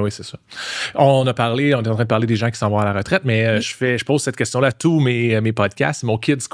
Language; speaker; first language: French; native; French